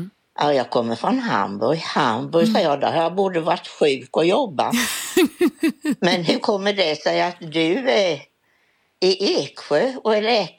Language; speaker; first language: Swedish; native; Swedish